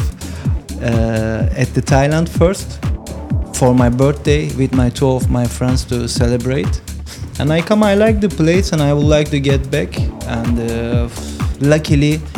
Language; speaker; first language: English; non-native, fluent; Turkish